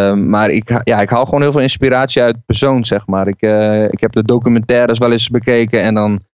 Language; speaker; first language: Dutch; native; Dutch